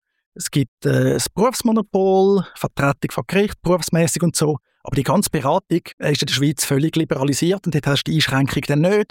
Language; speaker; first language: German; native; German